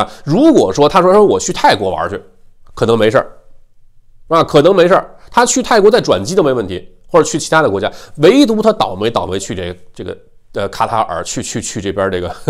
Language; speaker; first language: Chinese; native; Chinese